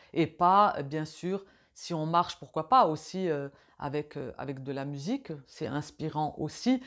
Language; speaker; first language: French; native; French